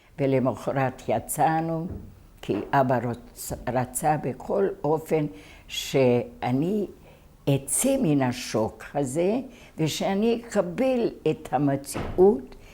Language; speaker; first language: Hebrew; non-native, fluent; Hungarian